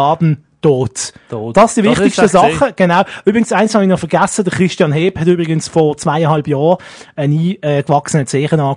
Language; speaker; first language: German; native; German